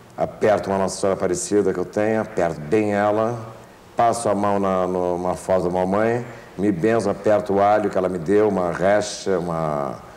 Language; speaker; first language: Portuguese; native; Portuguese